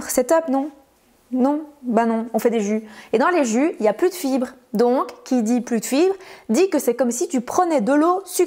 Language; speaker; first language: French; native; French